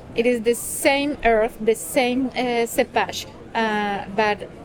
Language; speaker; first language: English; non-native, fluent; Spanish